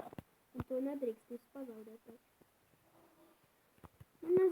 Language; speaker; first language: Latvian; non-native, local second language; Russian